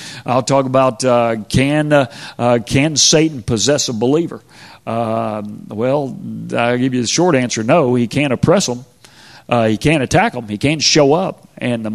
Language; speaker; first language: English; native; English